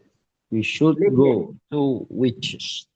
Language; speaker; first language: English; non-native, learner; Indonesian